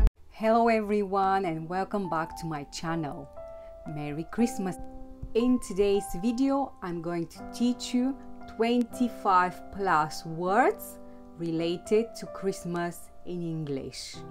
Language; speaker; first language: English; non-native, fluent; Bulgarian